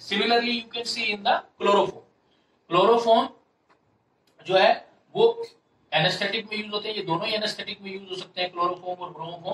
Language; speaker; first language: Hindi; native; Hindi